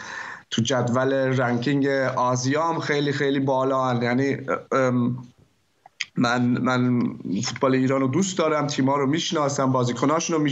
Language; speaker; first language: Persian; early bilingual, heritage; German